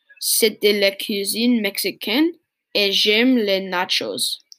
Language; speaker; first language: French; non-native, learner; English